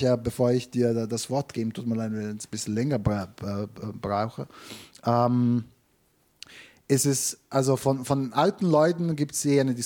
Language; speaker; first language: German; non-native, fluent; Italian